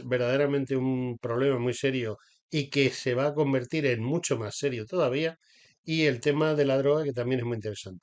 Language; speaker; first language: Spanish; native; Spanish